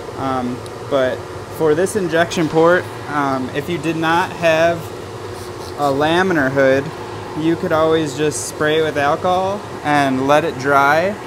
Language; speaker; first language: English; native; English